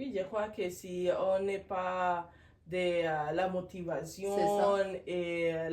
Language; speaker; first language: French; non-native, learner; Spanish